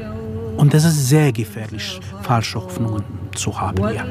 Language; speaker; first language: German; non-native, fluent; Kurdish